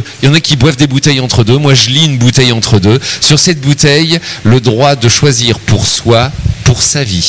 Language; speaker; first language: French; native; French